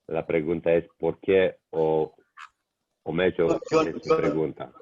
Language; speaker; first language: Spanish; non-native, learner; Italian